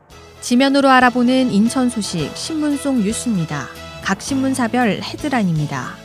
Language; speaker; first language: Korean; native; Korean